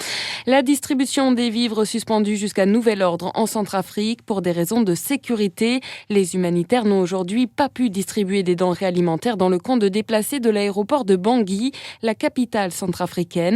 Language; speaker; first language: French; native; French